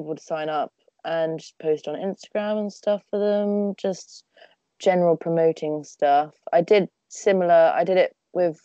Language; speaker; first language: English; native; English